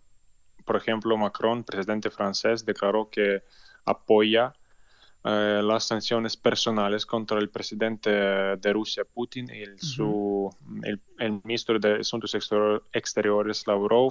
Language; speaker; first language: Spanish; non-native, learner; Ukrainian